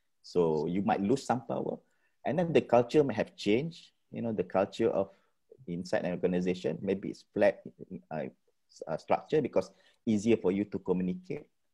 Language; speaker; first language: English; non-native, local second language; Malay